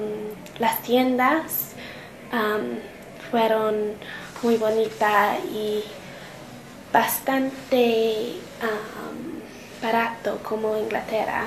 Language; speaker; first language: Spanish; non-native, learner; English